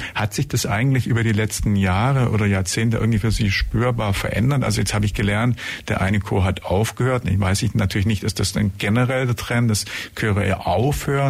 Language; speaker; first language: German; native; German